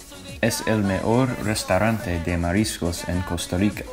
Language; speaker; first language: Spanish; non-native, learner; English